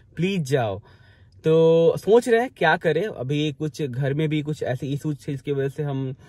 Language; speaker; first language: Hindi; native; Hindi